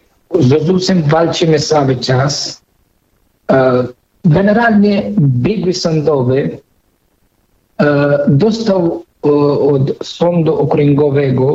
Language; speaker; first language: Polish; non-native, fluent; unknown